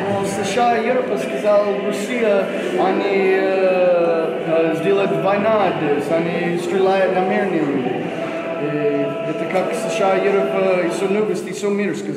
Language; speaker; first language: Russian; non-native, learner; English